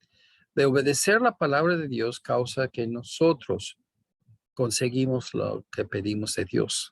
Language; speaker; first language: Spanish; non-native, fluent; English